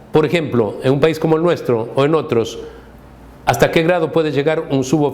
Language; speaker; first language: Spanish; native; Spanish